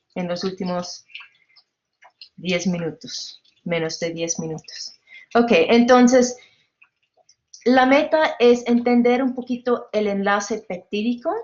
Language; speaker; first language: Spanish; non-native, fluent; English